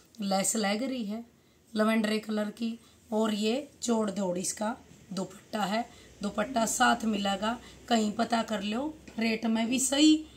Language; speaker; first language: Hindi; native; Hindi